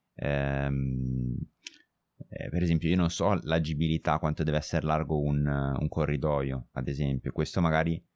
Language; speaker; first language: Italian; native; Italian